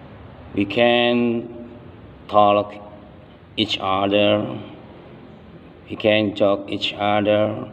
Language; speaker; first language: English; non-native, learner; Indonesian